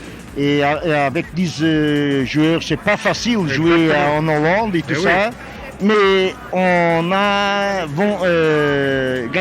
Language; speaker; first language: French; non-native, learner; Portuguese